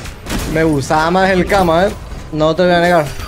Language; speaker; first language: Spanish; native; Spanish